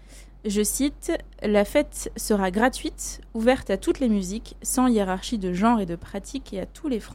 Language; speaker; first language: French; native; French